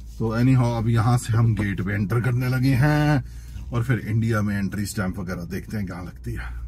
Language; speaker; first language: Hindi; non-native, local second language; Punjabi